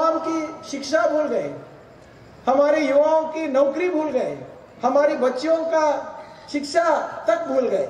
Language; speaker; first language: Hindi; non-native, local second language; Kannada